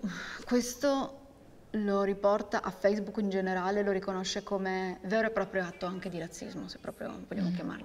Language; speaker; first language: Italian; native; Italian